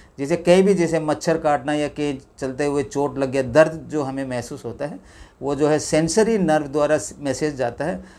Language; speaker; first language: Hindi; non-native, local second language; Malayalam